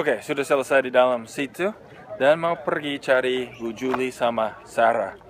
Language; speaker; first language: Indonesian; non-native, fluent; English